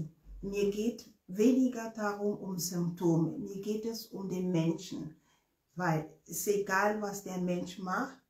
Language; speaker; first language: German; non-native, fluent; Ewe